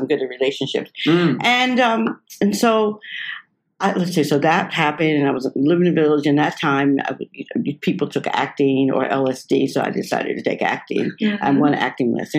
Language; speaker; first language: English; native; English